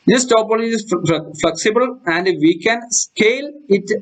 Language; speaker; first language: English; non-native, local second language; Malayalam